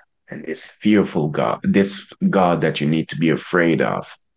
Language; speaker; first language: English; non-native, local second language; French